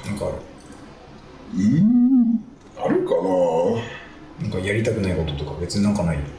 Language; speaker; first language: Japanese; non-native, learner; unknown